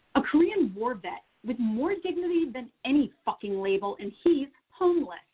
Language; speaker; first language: English; native; English